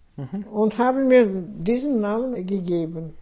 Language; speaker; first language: German; non-native, fluent; Russian